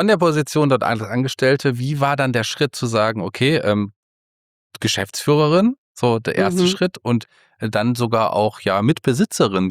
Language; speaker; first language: German; native; German